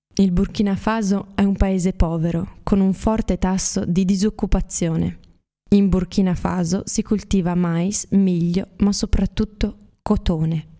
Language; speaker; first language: Italian; native; Italian